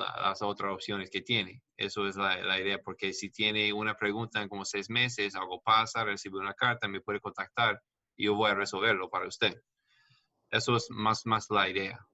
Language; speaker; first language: Spanish; non-native, learner; English